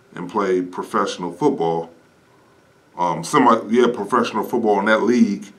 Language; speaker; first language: English; native; English